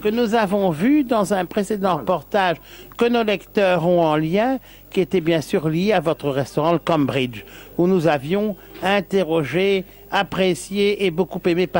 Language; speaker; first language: French; native; French